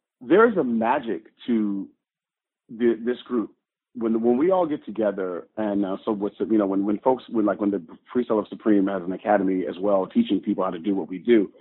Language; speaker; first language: English; native; English